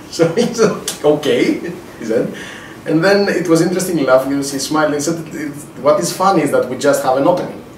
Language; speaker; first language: English; non-native, fluent; Greek